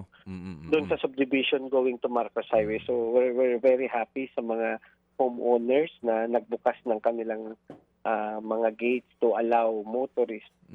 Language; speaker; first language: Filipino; native; Filipino